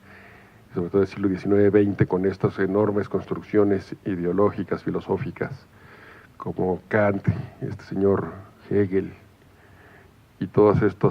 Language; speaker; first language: Spanish; native; Spanish